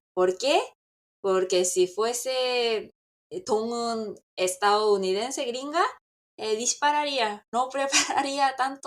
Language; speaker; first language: Spanish; non-native, local second language; Korean